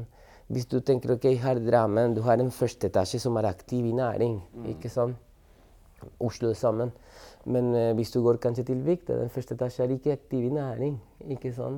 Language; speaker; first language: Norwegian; non-native, fluent; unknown